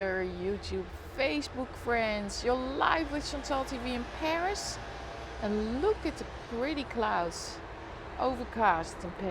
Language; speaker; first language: English; non-native, fluent; Dutch